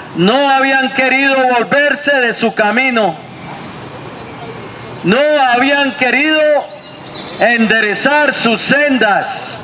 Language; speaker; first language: Spanish; native; Spanish